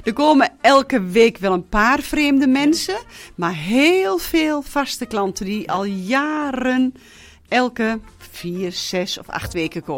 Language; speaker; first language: Dutch; native; Dutch